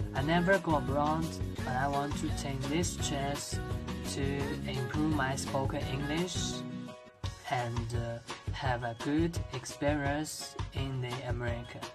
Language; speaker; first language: English; non-native, learner; Chinese